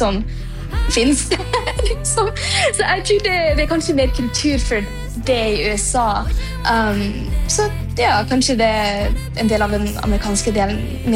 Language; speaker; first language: Norwegian; early bilingual, heritage; English